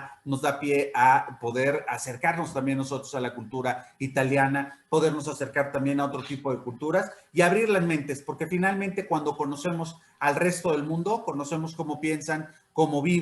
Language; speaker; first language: Spanish; native; Spanish